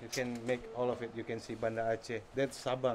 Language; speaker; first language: English; non-native, learner; Indonesian